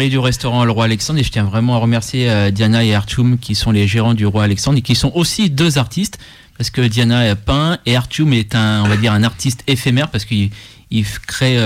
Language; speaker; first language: French; native; French